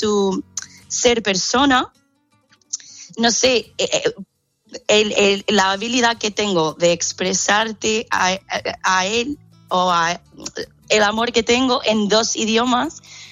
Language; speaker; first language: Spanish; non-native, fluent; English